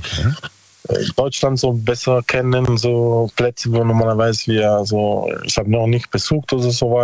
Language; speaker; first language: German; non-native, learner; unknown